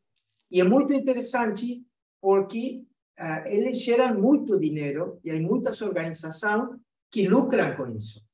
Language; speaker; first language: Portuguese; non-native, fluent; Spanish